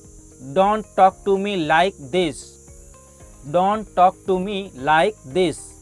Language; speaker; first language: English; non-native, fluent; Hindi